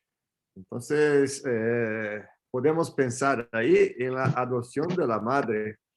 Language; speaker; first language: Spanish; non-native, fluent; Portuguese